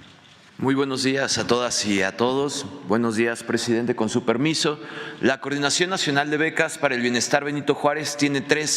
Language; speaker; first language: Spanish; native; Spanish